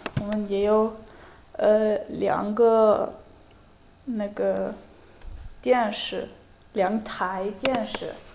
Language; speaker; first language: Chinese; non-native, fluent; Dutch